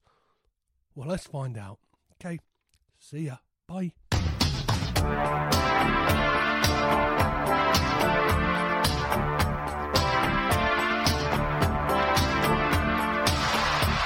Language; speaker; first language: English; native; English